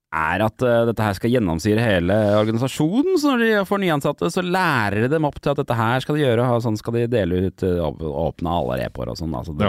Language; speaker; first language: Norwegian; native; Norwegian